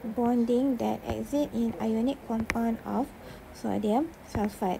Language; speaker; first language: English; non-native, local second language; Malay